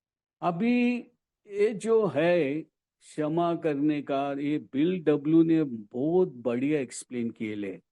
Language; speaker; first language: Hindi; non-native, local second language; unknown